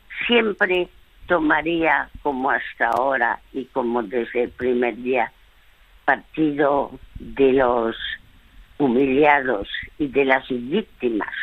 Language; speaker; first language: Spanish; early bilingual, other home language; French